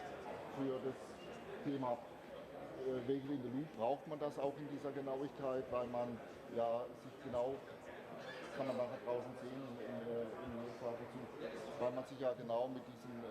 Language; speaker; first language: German; native; German